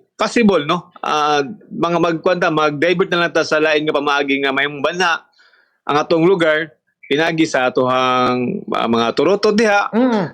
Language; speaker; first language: Cebuano; native; Cebuano